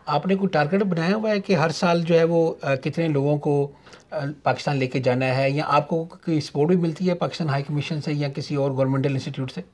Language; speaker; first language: Urdu; native; Urdu